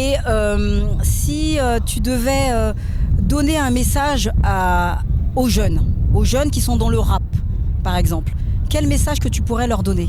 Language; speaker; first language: French; native; French